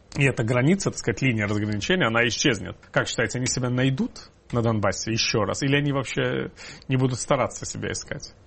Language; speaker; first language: Russian; native; Russian